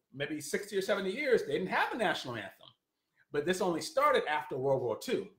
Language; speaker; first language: English; native; English